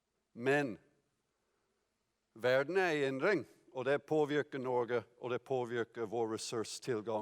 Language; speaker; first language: Norwegian; non-native, fluent; English